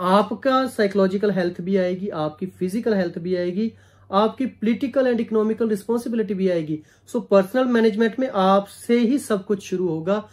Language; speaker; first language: Hindi; non-native, local second language; Punjabi